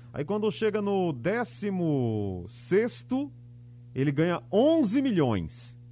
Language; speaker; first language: Portuguese; native; Portuguese